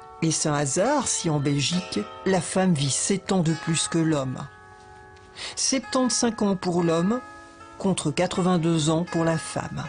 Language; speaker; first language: French; native; French